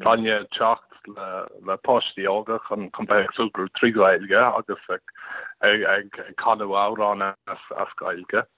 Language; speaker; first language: Irish; non-native, learner; English